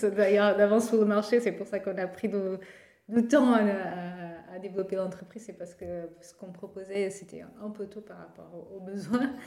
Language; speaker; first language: French; non-native, fluent; Portuguese